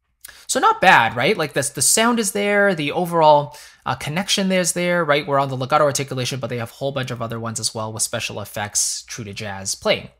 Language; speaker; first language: English; native; English